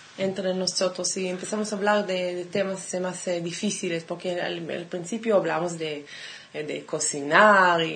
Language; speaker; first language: Spanish; non-native, fluent; Hebrew